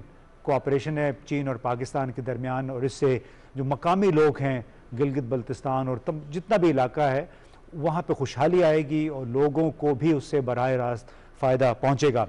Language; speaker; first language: Urdu; native; Urdu